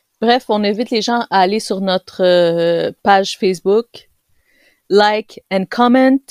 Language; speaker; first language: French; early bilingual, other home language; Spanish